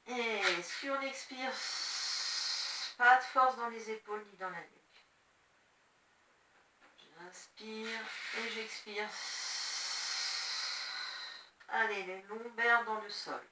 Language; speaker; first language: French; native; French